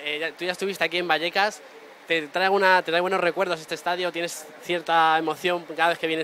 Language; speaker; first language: Spanish; native; Spanish